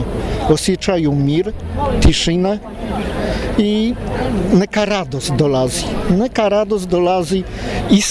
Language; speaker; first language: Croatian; non-native, learner; Polish